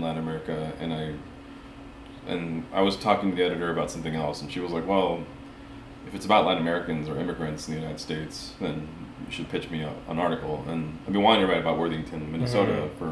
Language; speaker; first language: English; early bilingual, other home language; Spanish